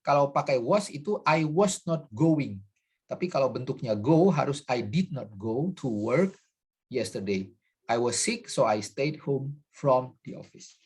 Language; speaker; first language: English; non-native, fluent; Indonesian